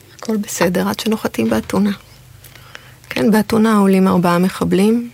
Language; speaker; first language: Hebrew; early bilingual, heritage; French